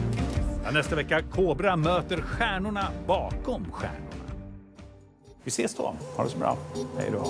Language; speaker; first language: Swedish; native; Swedish